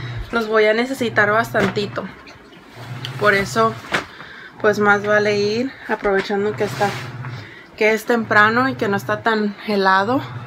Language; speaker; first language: Spanish; early bilingual, heritage; Spanish